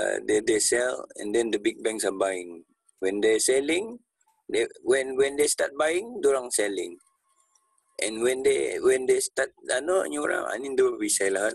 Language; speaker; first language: English; non-native, local second language; Malay